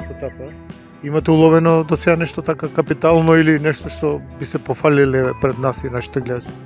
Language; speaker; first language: Macedonian; native; Macedonian